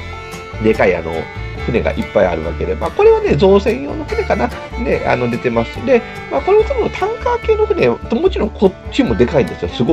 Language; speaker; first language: Japanese; native; Japanese